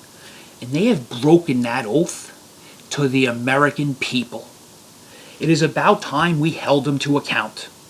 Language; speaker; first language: English; native; English